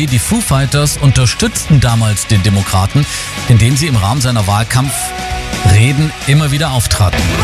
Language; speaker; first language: German; native; German